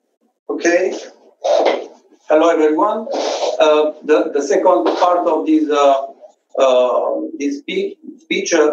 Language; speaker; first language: English; non-native, fluent; Italian